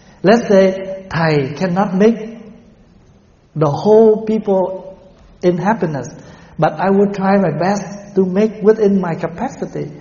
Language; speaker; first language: English; non-native, fluent; Vietnamese